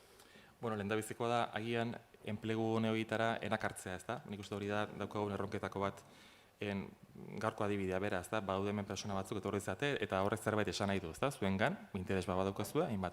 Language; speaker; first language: Basque; native; Basque